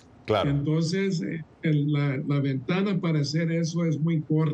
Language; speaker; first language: Spanish; early bilingual, heritage; Spanish